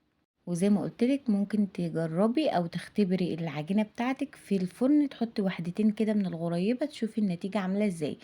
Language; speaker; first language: Arabic; native; Arabic